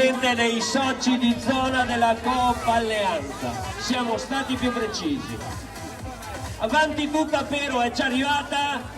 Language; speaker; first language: Italian; native; Italian